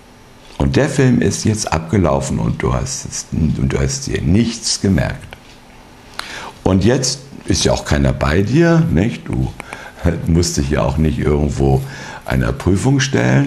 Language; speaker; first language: German; native; German